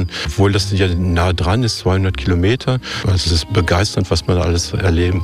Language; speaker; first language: German; native; German